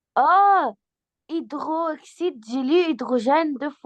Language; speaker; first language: French; non-native, learner; Arabic